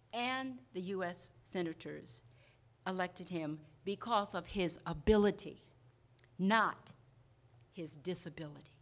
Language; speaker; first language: English; non-native, fluent; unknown